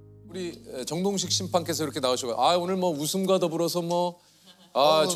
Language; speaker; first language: Korean; native; Korean